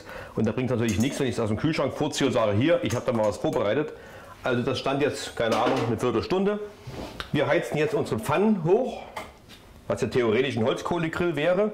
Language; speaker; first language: German; native; German